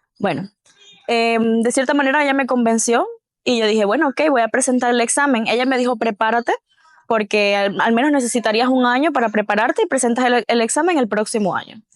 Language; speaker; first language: Spanish; native; Spanish